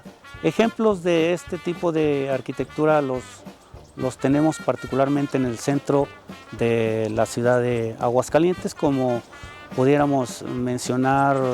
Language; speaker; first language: Spanish; native; Spanish